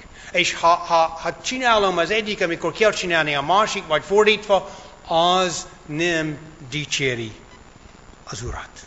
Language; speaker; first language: Hungarian; non-native, fluent; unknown